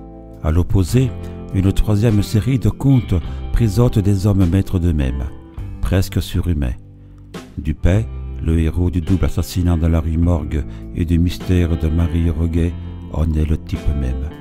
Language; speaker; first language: French; native; French